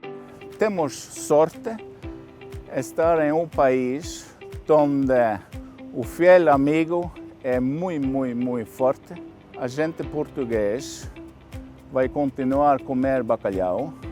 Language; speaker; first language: Portuguese; non-native, fluent; Norwegian